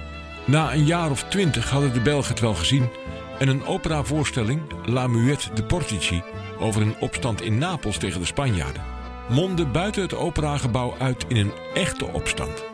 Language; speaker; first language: Dutch; native; Dutch